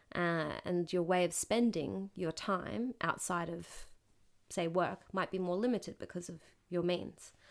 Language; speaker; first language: English; native; English